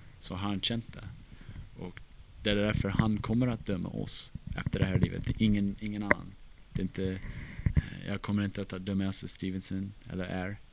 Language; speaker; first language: Swedish; non-native, fluent; English